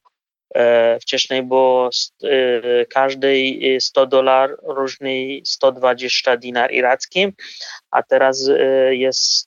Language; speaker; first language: Polish; non-native, fluent; Kurdish